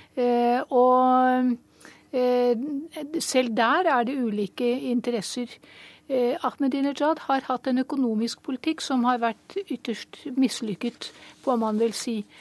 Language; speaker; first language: Norwegian; native; Norwegian